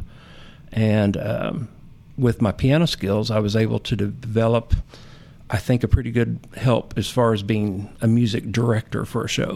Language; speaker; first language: English; native; English